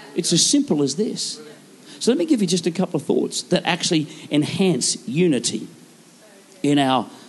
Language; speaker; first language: English; native; English